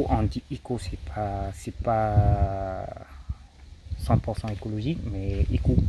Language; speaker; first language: French; non-native, local second language; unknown